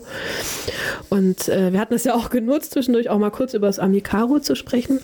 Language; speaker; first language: German; native; German